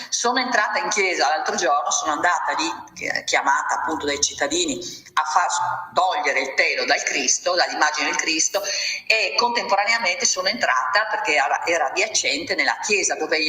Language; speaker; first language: Italian; native; Italian